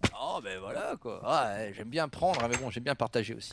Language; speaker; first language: French; native; French